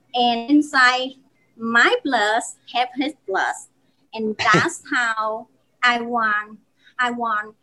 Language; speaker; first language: English; non-native, learner; Vietnamese